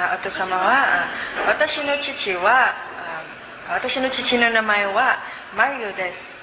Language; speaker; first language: Japanese; non-native, learner; Cebuano